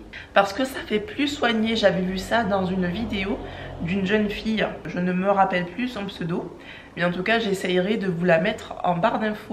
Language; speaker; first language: French; native; French